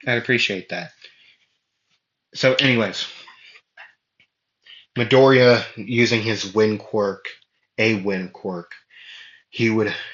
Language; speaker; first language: English; native; English